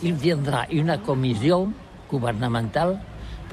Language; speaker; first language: French; non-native, learner; Catalan